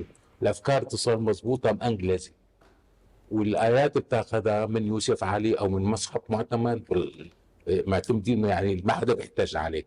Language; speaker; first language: Arabic; native; Arabic